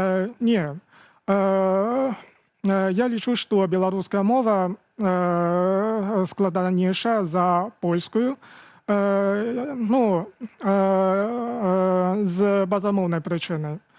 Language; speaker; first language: Belarusian; non-native, fluent; Chinese